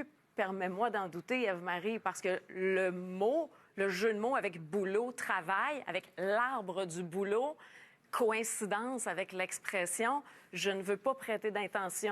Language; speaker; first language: French; native; French